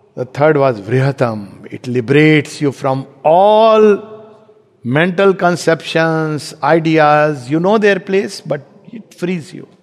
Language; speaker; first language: English; non-native, local second language; Hindi